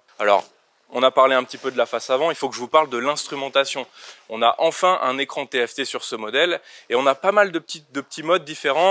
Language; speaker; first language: French; native; French